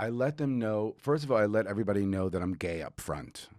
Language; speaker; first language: English; native; English